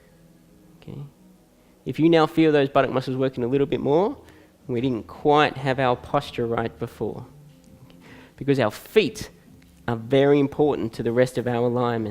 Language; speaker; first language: English; native; English